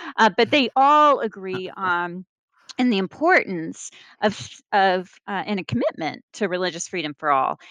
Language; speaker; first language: English; native; English